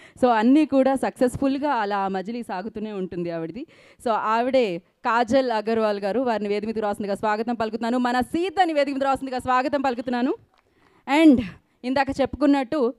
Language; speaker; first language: Telugu; native; Telugu